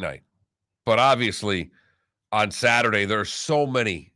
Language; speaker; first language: English; native; English